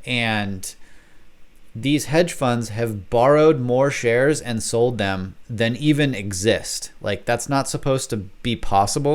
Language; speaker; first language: English; native; English